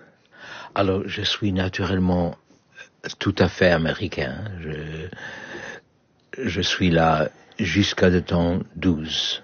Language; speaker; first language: French; non-native, learner; Polish